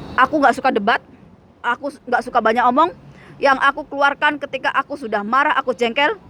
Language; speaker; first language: Indonesian; non-native, local second language; Javanese